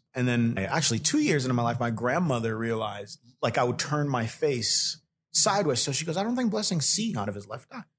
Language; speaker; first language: English; early bilingual, other home language; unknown